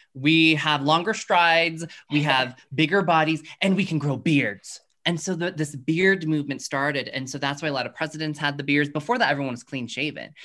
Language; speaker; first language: English; native; English